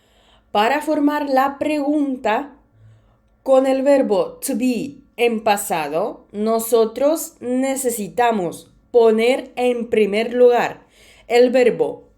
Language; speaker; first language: Spanish; non-native, fluent; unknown